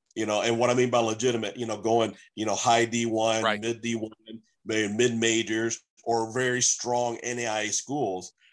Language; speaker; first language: English; native; English